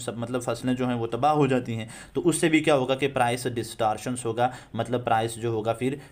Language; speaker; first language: Hindi; non-native, local second language; Kashmiri